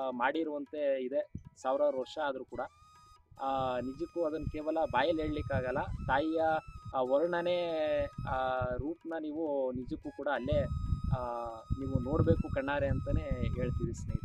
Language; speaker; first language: Kannada; native; Kannada